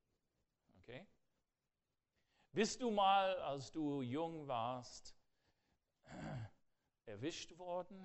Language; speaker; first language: German; non-native, fluent; English